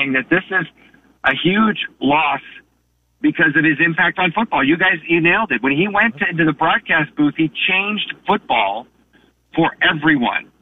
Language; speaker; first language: English; native; English